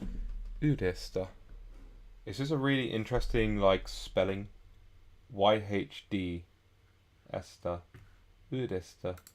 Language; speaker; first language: Finnish; non-native, learner; English